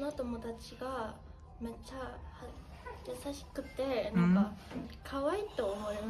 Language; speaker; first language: Japanese; non-native, learner; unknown